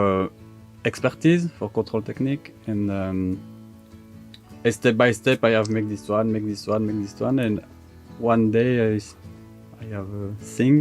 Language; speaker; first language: English; non-native, learner; French